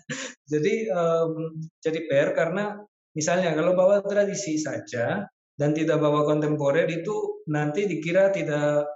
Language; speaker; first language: Indonesian; non-native, fluent; Spanish